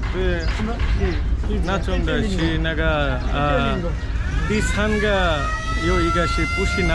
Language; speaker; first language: Chinese; non-native, learner; Bangla